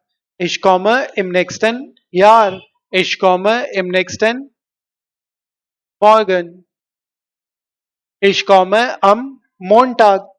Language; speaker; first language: German; non-native, learner; Hindi